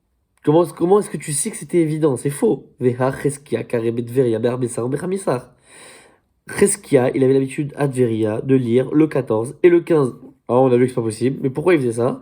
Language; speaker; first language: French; native; French